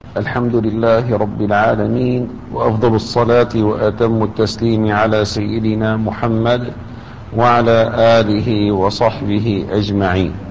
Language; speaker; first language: Arabic; native; Arabic